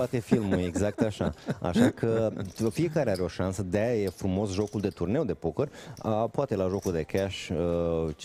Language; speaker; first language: Romanian; native; Romanian